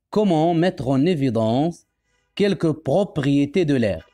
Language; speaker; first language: French; non-native, local second language; Arabic